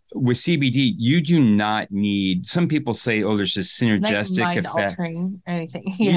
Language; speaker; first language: English; native; English